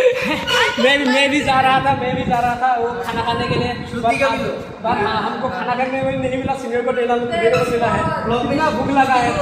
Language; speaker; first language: Hindi; non-native, local second language; Assamese